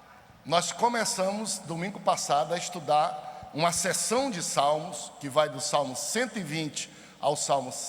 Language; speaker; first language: Portuguese; native; Portuguese